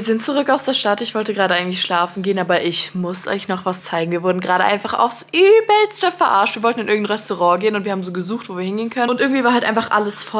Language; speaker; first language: German; native; German